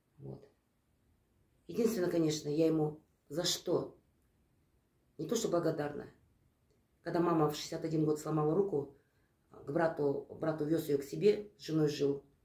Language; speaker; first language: Russian; native; Russian